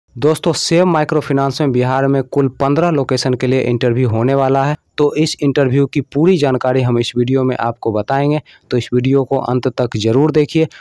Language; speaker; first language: Hindi; native; Hindi